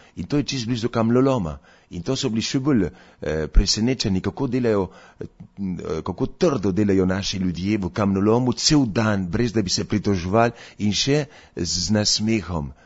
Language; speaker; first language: Slovenian; early bilingual, heritage; Slovenian